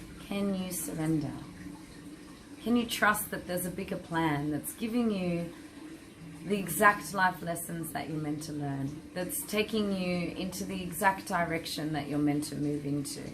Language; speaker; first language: English; native; English